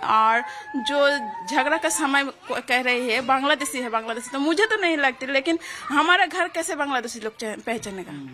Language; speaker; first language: Hindi; non-native, local second language; Bangla